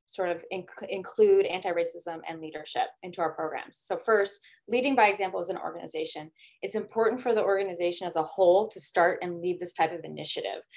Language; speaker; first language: English; native; English